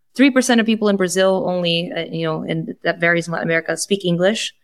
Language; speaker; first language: English; non-native, fluent; Portuguese